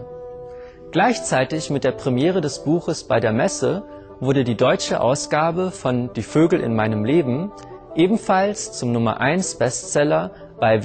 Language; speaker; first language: German; native; German